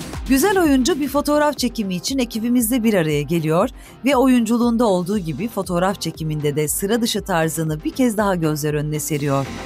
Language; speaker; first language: Turkish; native; Turkish